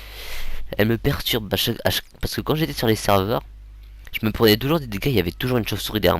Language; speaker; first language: French; native; French